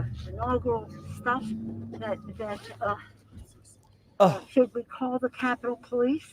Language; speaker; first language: English; native; English